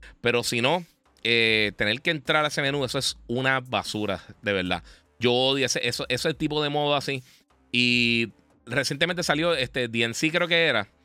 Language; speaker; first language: Spanish; native; Spanish